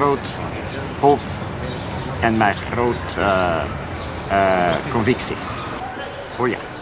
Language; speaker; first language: Dutch; non-native, fluent; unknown